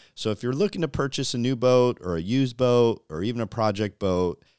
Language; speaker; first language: English; native; English